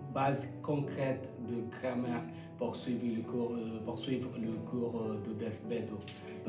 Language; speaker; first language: French; non-native, fluent; Bangla